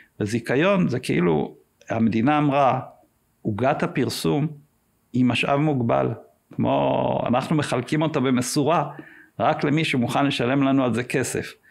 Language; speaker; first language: Hebrew; native; Hebrew